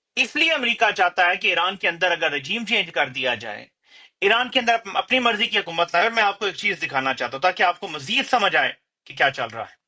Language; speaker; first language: Urdu; native; Urdu